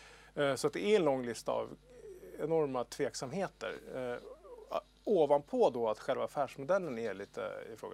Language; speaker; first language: Swedish; native; Swedish